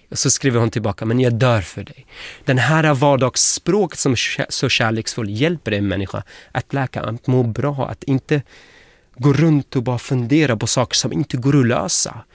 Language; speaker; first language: Swedish; non-native, fluent; Arabic